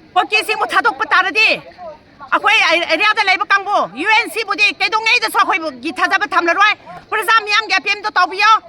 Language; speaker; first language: Manipuri; non-native, local second language; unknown